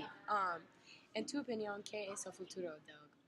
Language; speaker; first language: Spanish; non-native, learner; English